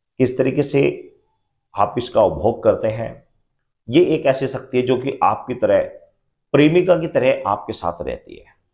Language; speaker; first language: Hindi; native; Hindi